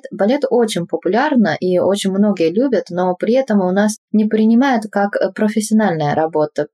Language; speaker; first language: Russian; non-native, fluent; Japanese